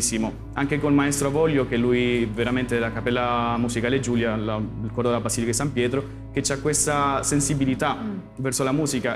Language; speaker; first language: Italian; non-native, fluent; Spanish